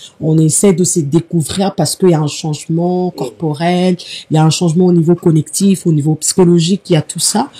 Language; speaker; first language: French; non-native, local second language; Lingala